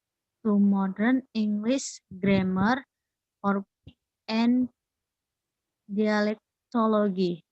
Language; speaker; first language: English; non-native, learner; Indonesian